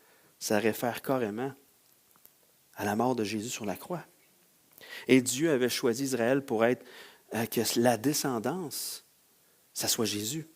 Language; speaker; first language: French; native; French